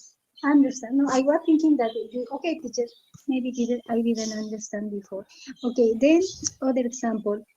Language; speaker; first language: English; non-native, learner; Spanish